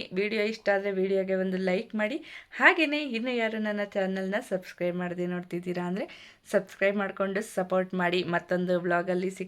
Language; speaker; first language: Kannada; native; Kannada